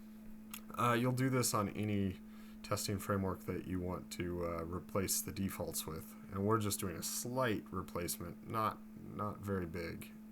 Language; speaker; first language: English; native; English